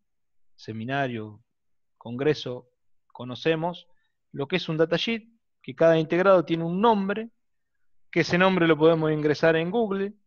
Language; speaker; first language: Spanish; native; Spanish